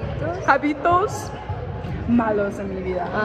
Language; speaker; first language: Spanish; non-native, learner; English